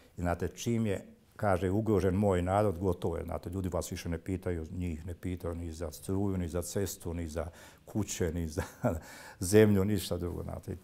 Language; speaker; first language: Serbian; native; Serbian